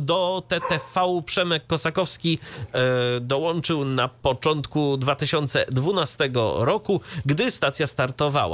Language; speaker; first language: Polish; native; Polish